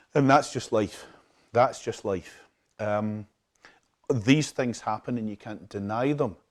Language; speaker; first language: English; native; English